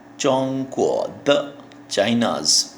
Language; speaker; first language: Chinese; non-native, learner; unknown